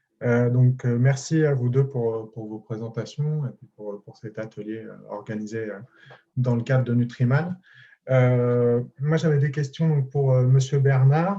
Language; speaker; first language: French; native; French